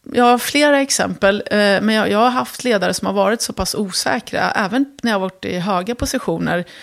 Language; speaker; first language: Swedish; early bilingual, other home language; Arabic